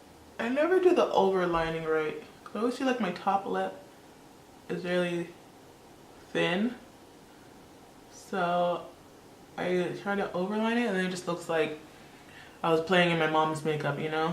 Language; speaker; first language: English; early bilingual, other home language; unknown